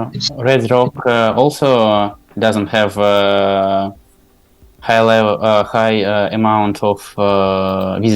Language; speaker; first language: English; non-native, learner; Tajik